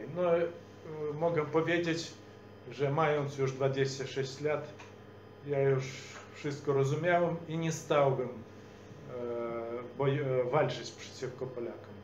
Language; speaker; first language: Polish; non-native, fluent; Belarusian